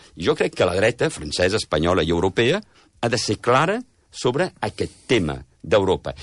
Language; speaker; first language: Catalan; early bilingual, heritage; Catalan